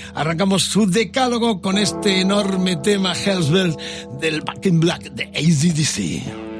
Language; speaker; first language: Spanish; native; Spanish